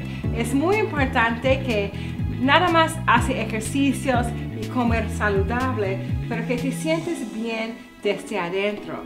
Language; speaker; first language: Spanish; non-native, learner; English